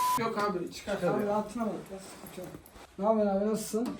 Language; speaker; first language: Turkish; native; Turkish